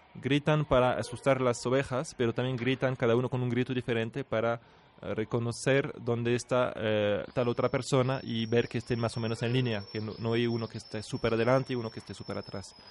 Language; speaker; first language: Spanish; non-native, fluent; French